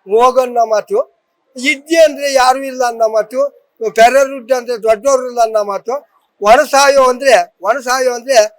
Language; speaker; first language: Kannada; native; Kannada